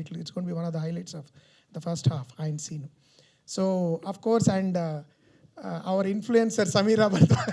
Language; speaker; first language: Telugu; native; Telugu